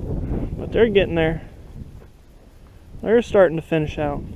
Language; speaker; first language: English; native; English